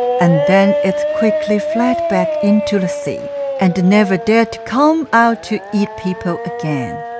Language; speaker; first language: English; non-native, fluent; Chinese